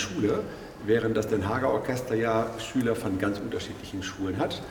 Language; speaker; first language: German; native; German